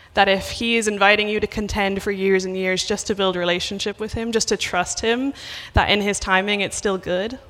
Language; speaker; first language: English; native; English